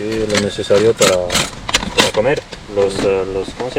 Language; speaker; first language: Spanish; non-native, learner; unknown